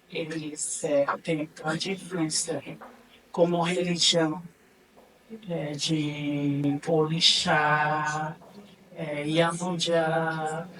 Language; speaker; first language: Portuguese; non-native, learner; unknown